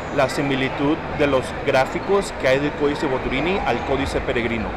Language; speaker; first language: Spanish; early bilingual, heritage; Spanish